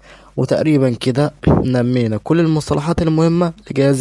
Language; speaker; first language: Arabic; native; Arabic